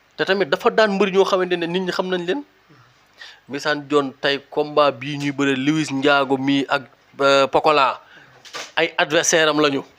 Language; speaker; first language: Wolof; native; Wolof